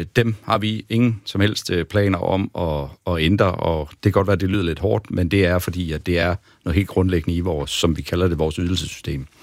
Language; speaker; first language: Danish; native; Danish